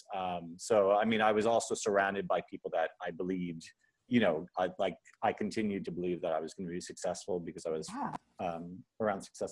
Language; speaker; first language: English; native; English